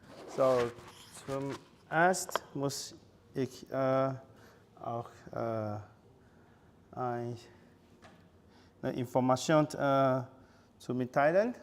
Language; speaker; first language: German; non-native, fluent; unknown